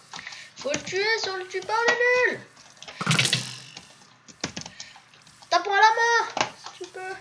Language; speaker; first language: French; native; French